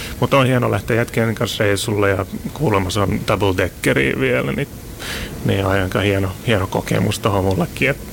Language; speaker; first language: Finnish; non-native, learner; Hungarian